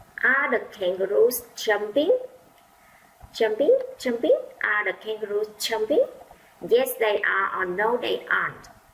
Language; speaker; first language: English; non-native, fluent; Vietnamese